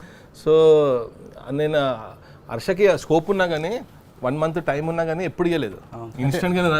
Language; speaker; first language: Telugu; native; Telugu